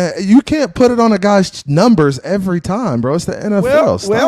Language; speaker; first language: English; native; English